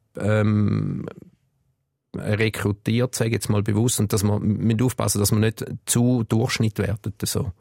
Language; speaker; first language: German; early bilingual, other home language; Turkish